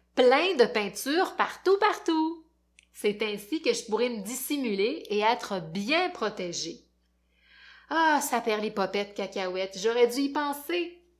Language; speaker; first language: French; native; French